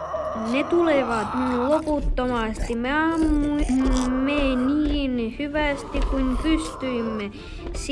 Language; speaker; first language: Finnish; non-native, learner; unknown